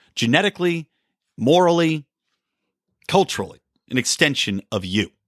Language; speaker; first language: English; native; English